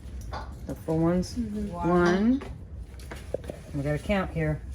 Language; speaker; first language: English; native; English